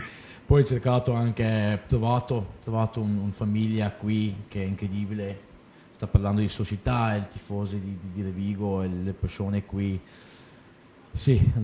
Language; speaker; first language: Italian; non-native, fluent; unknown